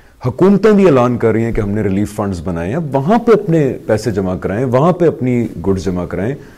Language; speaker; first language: Urdu; native; Urdu